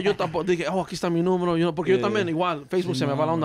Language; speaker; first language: Spanish; early bilingual, heritage; Spanish